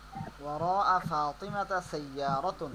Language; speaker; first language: Arabic; non-native, fluent; Bangla